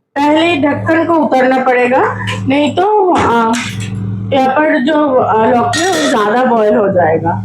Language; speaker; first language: Hindi; non-native, local second language; Bangla